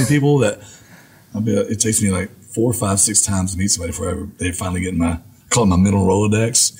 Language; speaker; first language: English; native; English